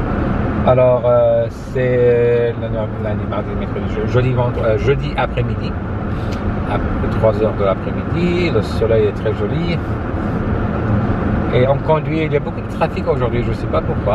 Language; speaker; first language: French; non-native, learner; English